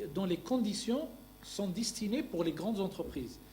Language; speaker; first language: French; non-native, local second language; Arabic